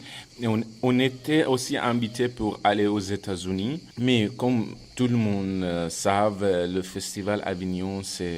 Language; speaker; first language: French; non-native, fluent; Persian